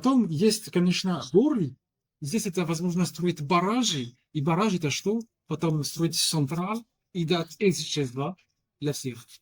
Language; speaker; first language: Russian; non-native, learner; French